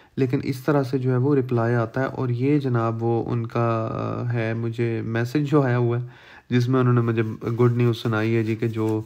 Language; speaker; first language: Urdu; native; Urdu